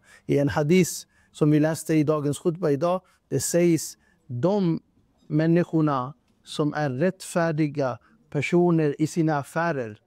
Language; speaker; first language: Swedish; non-native, fluent; Urdu